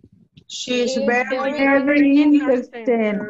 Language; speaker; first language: English; non-native, learner; Spanish